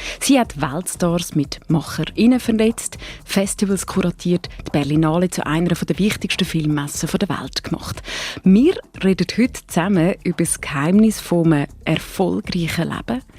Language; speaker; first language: German; native; German